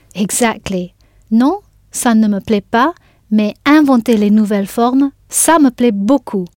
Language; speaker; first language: French; non-native, fluent; English